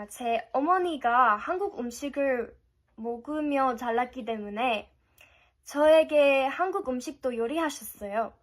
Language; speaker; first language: Korean; non-native, fluent; English